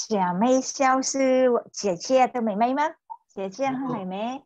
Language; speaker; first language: Chinese; non-native, fluent; Vietnamese